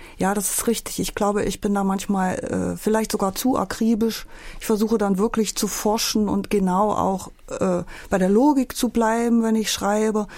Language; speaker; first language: German; native; German